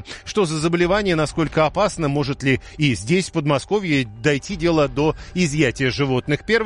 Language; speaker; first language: Russian; native; Russian